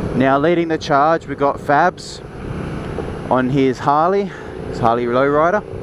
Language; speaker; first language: English; native; English